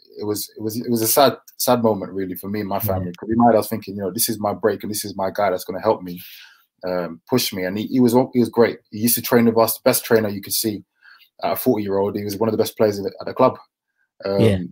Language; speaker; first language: English; native; English